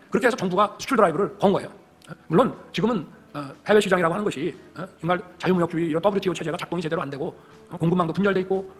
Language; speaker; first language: Korean; native; Korean